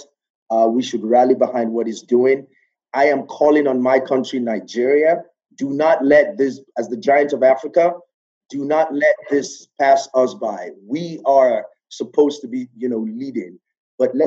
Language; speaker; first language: English; non-native, local second language; Yoruba